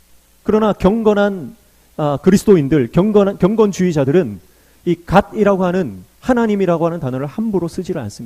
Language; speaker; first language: Korean; native; Korean